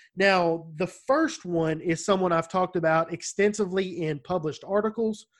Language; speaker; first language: English; native; English